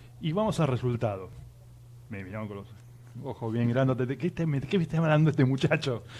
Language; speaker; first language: Spanish; native; Spanish